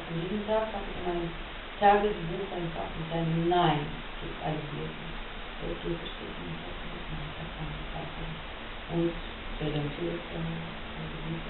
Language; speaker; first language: German; non-native, fluent; Russian